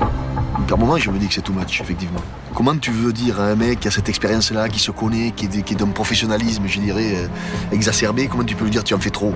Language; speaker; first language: French; native; French